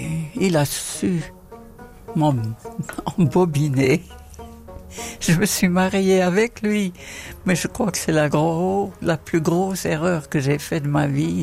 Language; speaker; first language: French; non-native, fluent; Dutch